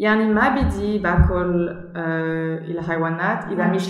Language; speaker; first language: Arabic; non-native, learner; German